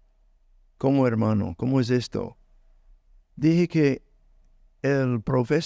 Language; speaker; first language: Spanish; non-native, learner; English